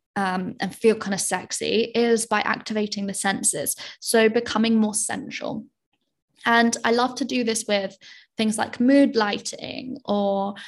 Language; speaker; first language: English; native; English